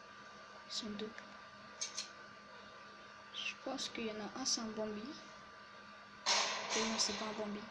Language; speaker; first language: French; native; French